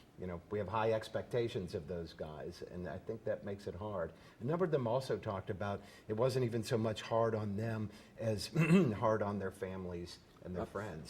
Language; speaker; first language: English; native; English